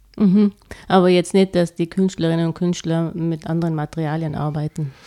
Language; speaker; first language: German; native; German